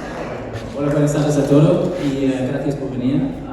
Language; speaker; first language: Spanish; non-native, fluent; English